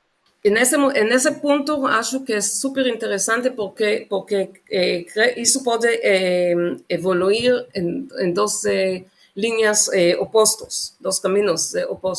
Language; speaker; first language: Portuguese; non-native, fluent; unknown